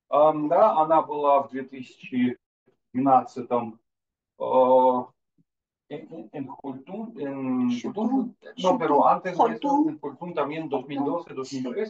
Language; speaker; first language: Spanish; non-native, fluent; Russian